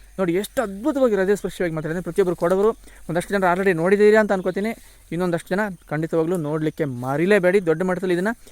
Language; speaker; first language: Kannada; non-native, local second language; Kodava